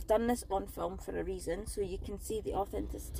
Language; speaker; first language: English; native; English